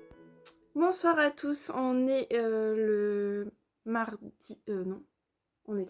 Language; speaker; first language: French; native; French